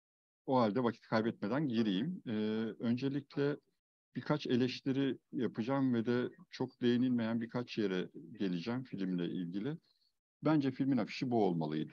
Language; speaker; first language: Turkish; native; Turkish